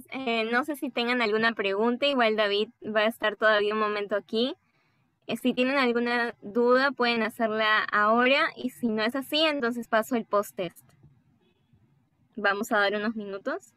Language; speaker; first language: Spanish; native; Spanish